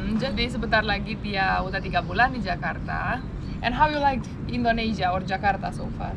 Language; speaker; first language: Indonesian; non-native, fluent; Romanian